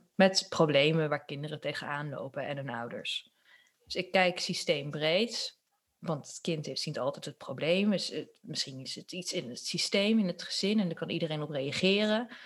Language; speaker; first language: Dutch; early bilingual, other home language; Turkish